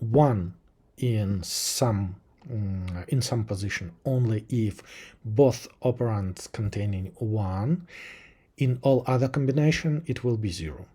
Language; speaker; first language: English; non-native, fluent; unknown